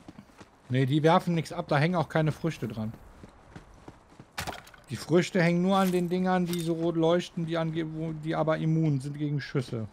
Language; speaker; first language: German; native; German